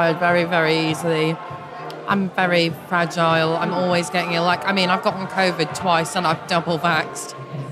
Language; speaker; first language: English; native; English